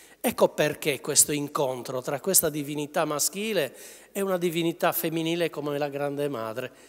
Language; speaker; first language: Italian; native; Italian